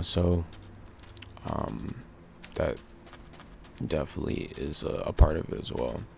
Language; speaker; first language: English; native; English